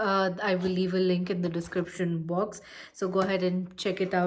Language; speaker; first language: English; non-native, local second language; Hindi